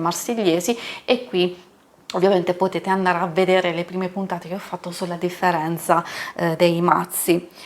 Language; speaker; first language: Italian; native; Italian